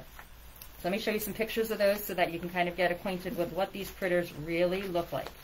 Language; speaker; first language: English; native; English